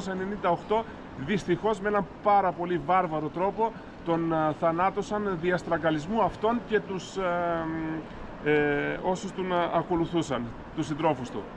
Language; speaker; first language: Greek; native; Greek